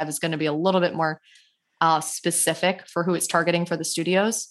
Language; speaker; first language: English; native; English